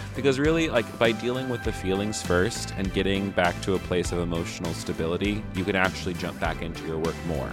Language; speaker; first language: English; native; English